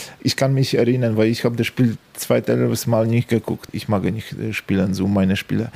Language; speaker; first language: German; non-native, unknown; Polish